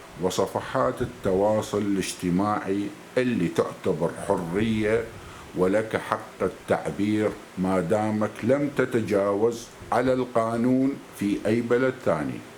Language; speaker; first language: Arabic; native; Arabic